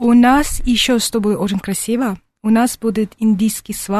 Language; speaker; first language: Russian; non-native, learner; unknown